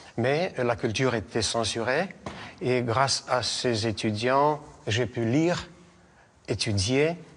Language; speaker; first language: French; non-native, fluent; Russian